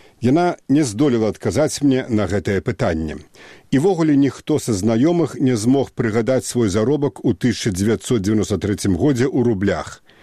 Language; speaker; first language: Belarusian; native; Belarusian